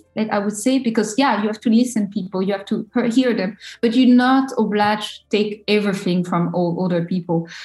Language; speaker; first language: English; non-native, fluent; French